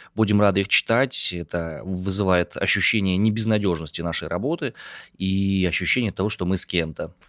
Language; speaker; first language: Russian; native; Russian